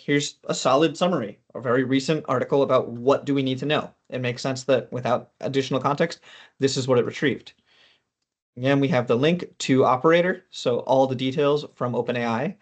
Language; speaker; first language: English; native; English